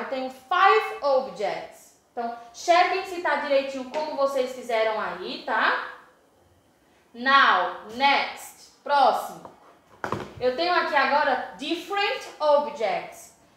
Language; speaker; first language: Portuguese; native; Portuguese